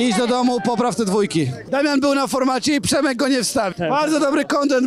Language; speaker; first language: Polish; native; Polish